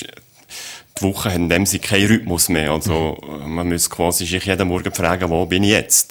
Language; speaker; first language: German; native; German